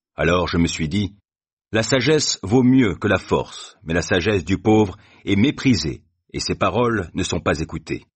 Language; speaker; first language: French; native; French